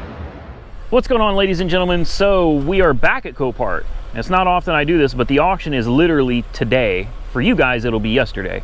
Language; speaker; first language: English; native; English